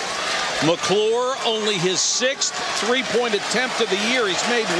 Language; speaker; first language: English; native; English